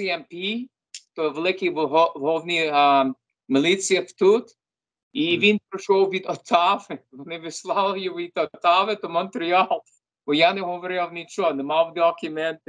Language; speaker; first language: Ukrainian; early bilingual, heritage; Ukrainian